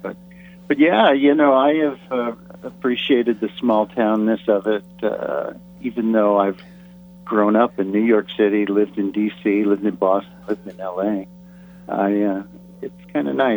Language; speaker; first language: English; native; English